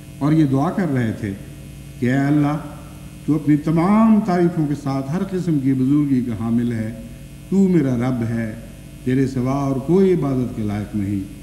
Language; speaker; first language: Urdu; non-native, local second language; Punjabi